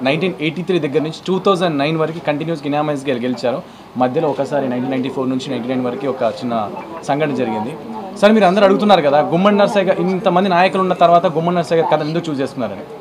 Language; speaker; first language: Telugu; native; Telugu